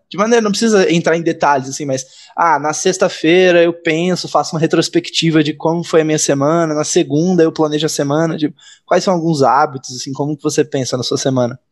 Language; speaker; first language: Portuguese; native; Portuguese